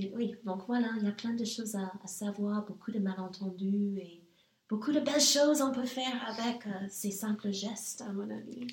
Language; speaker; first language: French; non-native, fluent; English